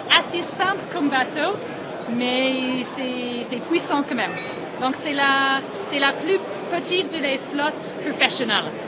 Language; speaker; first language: French; non-native, fluent; English